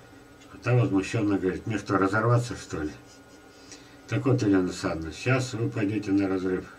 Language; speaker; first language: Russian; native; Russian